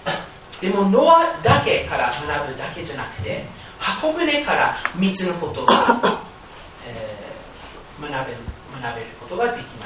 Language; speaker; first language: Japanese; non-native, fluent; English